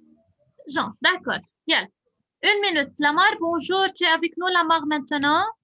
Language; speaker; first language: French; non-native, local second language; Arabic